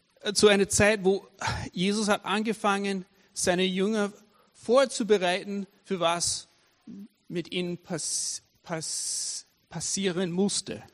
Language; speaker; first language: German; non-native, fluent; English